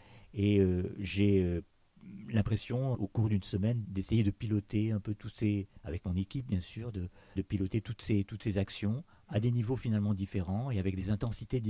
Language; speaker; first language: French; native; French